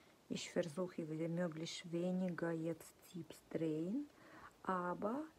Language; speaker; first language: German; non-native, fluent; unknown